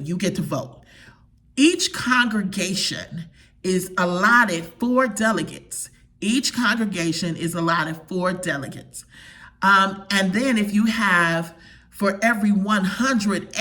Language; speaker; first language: English; native; English